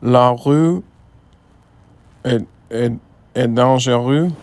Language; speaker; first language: French; non-native, learner; English